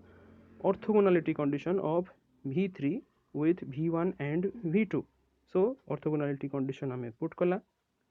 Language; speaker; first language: English; non-native, local second language; Odia